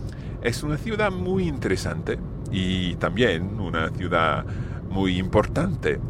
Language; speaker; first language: Spanish; non-native, fluent; English